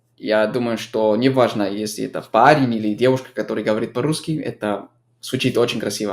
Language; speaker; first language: Russian; non-native, fluent; English